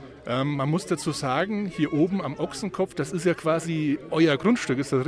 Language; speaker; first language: German; native; German